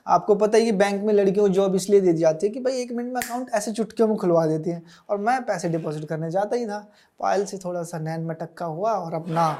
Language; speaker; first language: Hindi; native; Hindi